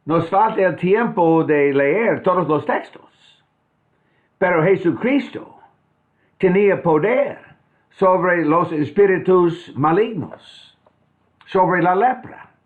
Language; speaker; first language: Spanish; non-native, fluent; English